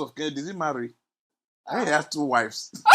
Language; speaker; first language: English; non-native, local second language; Yoruba